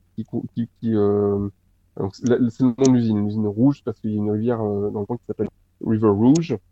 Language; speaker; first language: French; native; French